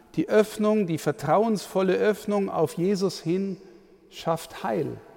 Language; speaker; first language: German; native; German